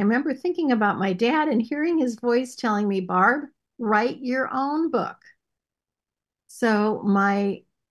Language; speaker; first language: English; native; English